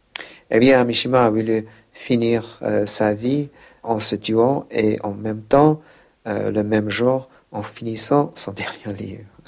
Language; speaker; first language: French; non-native, fluent; English